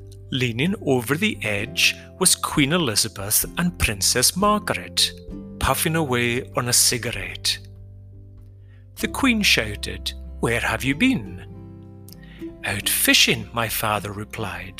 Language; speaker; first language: English; native; English